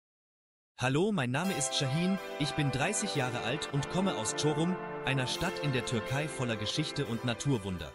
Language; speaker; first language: German; non-native, learner; Turkish